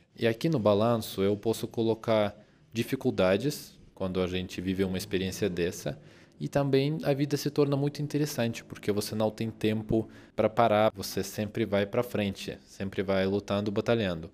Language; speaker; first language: Portuguese; non-native, fluent; Russian